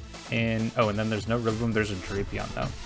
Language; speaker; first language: English; native; English